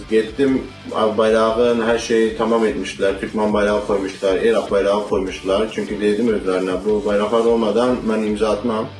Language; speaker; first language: Turkish; early bilingual, heritage; Turkish